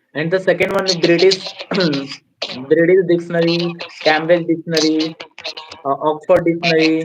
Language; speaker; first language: English; non-native, fluent; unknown